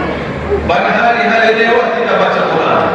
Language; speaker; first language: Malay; non-native, fluent; Arabic